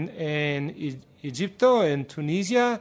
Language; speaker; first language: Spanish; non-native, learner; English